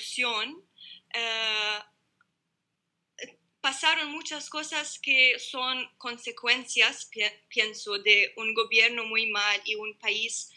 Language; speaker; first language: Spanish; non-native, learner; Arabic